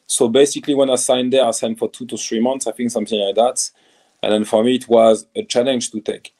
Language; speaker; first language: English; non-native, fluent; French